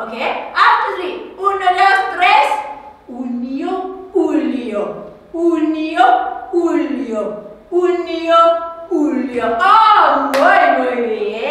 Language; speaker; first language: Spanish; non-native, learner; English